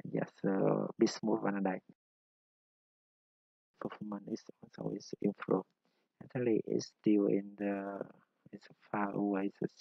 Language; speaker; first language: English; non-native, learner; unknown